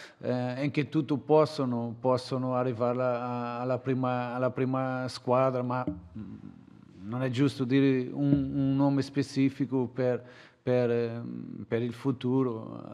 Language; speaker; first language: Italian; non-native, learner; Portuguese